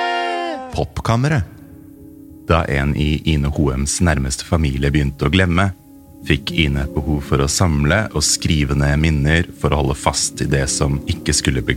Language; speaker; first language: Norwegian; native; Norwegian